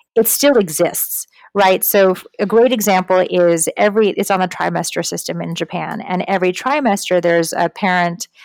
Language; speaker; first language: English; native; English